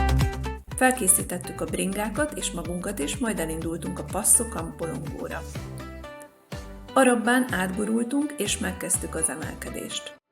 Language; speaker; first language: Hungarian; native; Hungarian